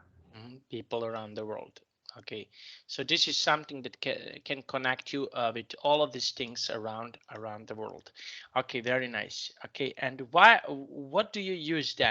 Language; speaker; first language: English; non-native, fluent; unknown